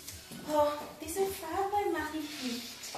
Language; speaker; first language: German; non-native, learner; Spanish